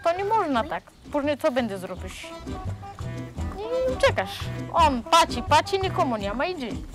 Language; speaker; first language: Polish; non-native, learner; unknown